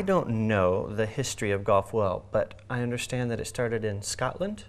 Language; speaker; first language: English; native; English